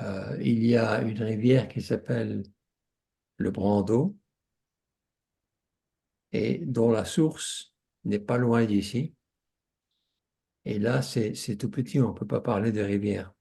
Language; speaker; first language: French; non-native, fluent; English